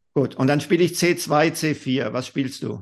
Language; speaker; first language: German; native; German